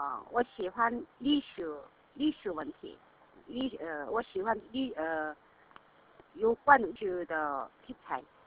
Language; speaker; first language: Chinese; non-native, learner; Korean